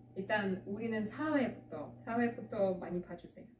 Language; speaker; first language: Korean; non-native, fluent; Russian